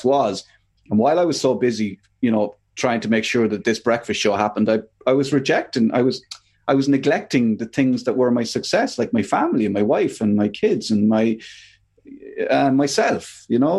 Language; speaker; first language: English; native; English